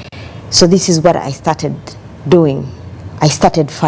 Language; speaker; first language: English; non-native, local second language; Ganda